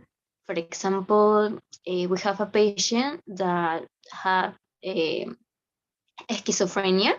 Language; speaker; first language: English; non-native, learner; Spanish